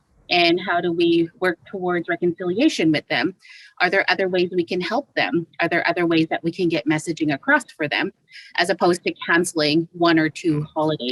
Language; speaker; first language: English; native; English